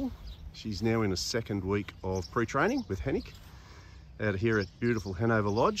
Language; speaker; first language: English; native; English